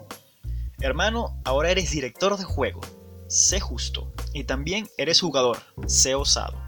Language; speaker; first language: Spanish; native; Spanish